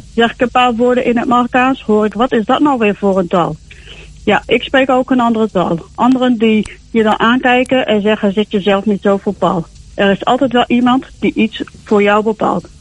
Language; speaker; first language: Dutch; early bilingual, other home language; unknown